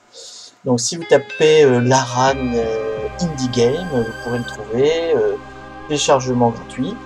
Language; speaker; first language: French; native; French